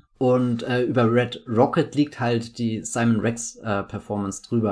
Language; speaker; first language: German; native; German